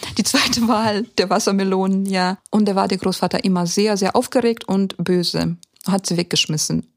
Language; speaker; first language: German; early bilingual, heritage; German